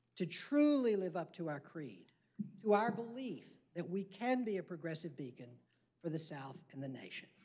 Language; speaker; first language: English; native; English